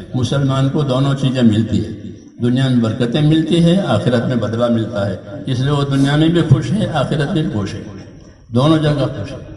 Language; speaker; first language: Urdu; non-native, local second language; Gujarati